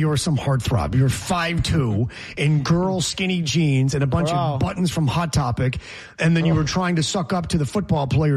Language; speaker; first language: English; native; English